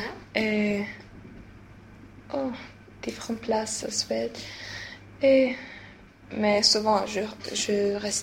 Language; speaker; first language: French; non-native, learner; Swedish